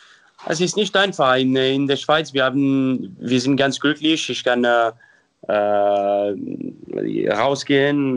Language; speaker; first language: German; non-native, local second language; French